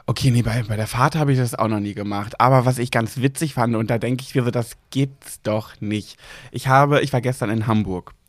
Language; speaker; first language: German; native; German